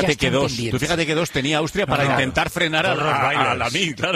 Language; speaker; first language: Spanish; native; Spanish